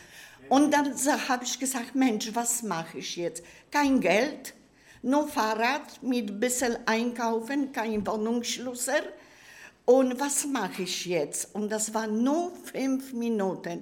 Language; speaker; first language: German; non-native, learner; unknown